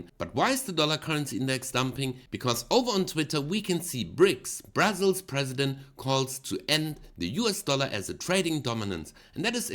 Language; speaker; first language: English; non-native, fluent; German